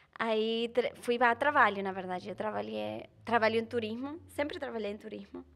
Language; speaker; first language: Portuguese; non-native, fluent; Spanish